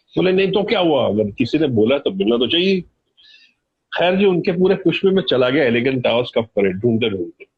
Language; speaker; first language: Hindi; native; Hindi